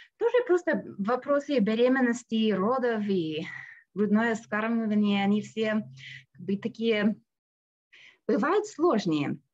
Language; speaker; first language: Russian; non-native, fluent; English